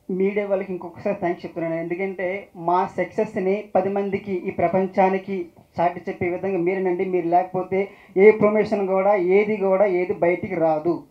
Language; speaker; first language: Telugu; native; Telugu